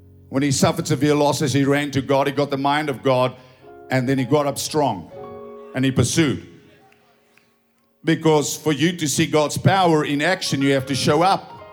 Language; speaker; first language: English; non-native, local second language; Afrikaans